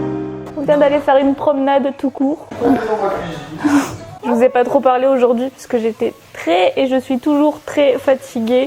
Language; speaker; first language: French; native; French